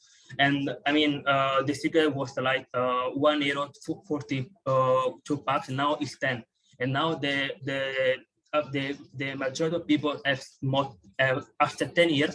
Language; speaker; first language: English; non-native, fluent; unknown